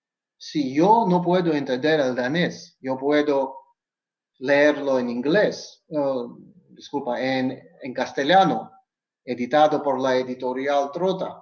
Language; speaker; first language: Spanish; non-native, fluent; Georgian